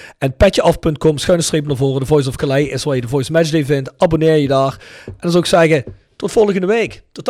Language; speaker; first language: Dutch; native; Dutch